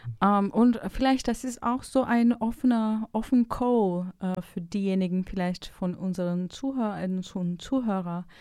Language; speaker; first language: German; non-native, fluent; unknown